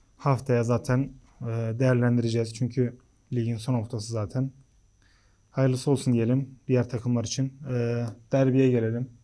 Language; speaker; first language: Turkish; native; Turkish